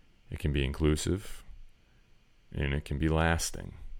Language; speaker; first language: English; native; English